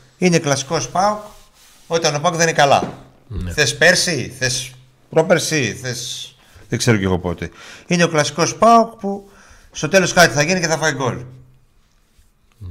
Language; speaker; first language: Greek; early bilingual, heritage; Greek